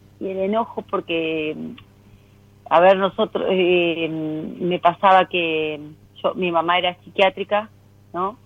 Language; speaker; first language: Spanish; native; Spanish